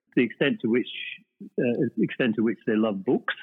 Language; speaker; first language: English; native; English